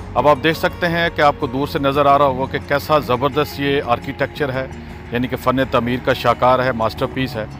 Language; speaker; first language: Urdu; native; Urdu